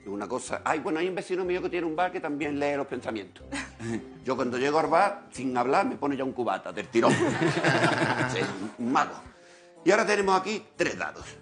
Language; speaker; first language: Spanish; native; Spanish